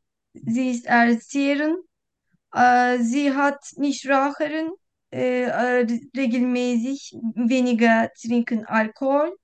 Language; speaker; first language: German; non-native, learner; Turkish